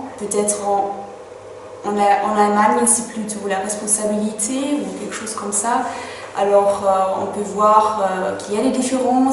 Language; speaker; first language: French; non-native, fluent; German